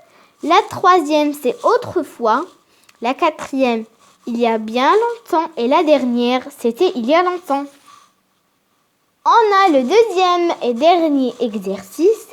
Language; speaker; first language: French; non-native, local second language; Arabic